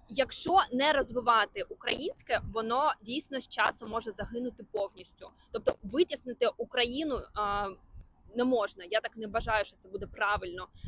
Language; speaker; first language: Ukrainian; non-native, local second language; Russian